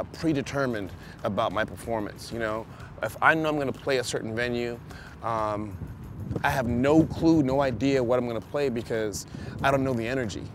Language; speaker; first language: English; native; English